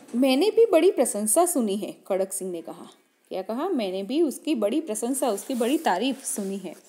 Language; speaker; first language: Hindi; non-native, local second language; Gujarati